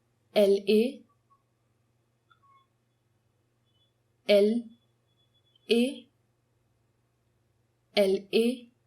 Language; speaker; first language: French; non-native, fluent; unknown